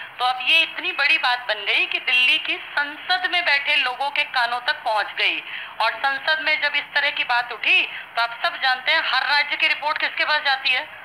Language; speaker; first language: Hindi; native; Hindi